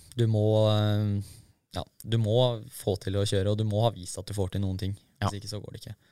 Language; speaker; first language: Norwegian; native; Norwegian